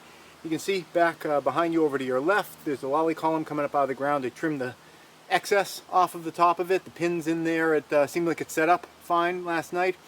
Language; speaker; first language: English; native; English